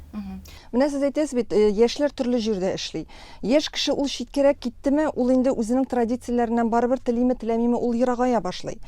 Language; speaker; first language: Tatar; native; Tatar